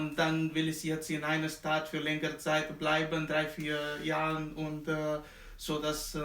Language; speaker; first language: German; non-native, learner; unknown